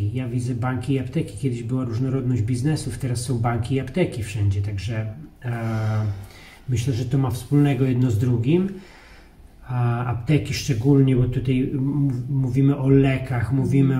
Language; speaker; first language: Polish; native; Polish